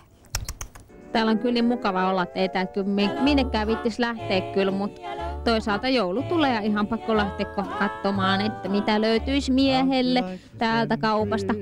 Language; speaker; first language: Finnish; native; Finnish